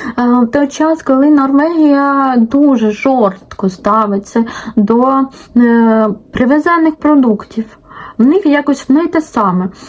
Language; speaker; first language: Ukrainian; non-native, local second language; Russian